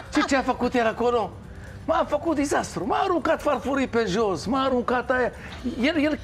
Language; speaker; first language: Romanian; non-native, learner; Hebrew